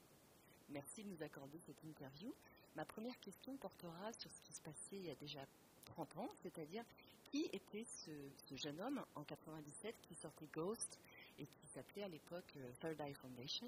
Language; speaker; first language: French; native; French